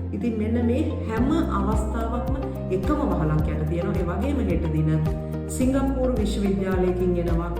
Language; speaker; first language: Sinhala; native; Sinhala